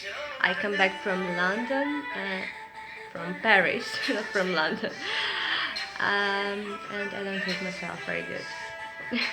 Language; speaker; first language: English; non-native, learner; Russian